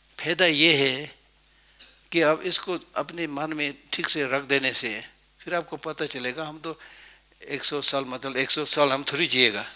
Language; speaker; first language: Hindi; non-native, fluent; Tibetan